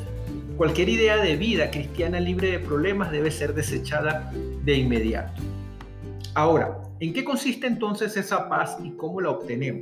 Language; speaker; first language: Spanish; native; Spanish